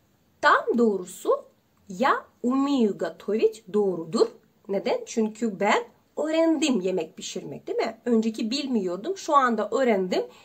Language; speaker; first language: Turkish; non-native, learner; Russian